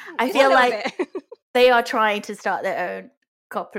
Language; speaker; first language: English; non-native, local second language; Cantonese